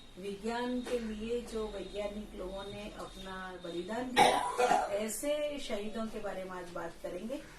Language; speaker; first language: Hindi; non-native, local second language; Gujarati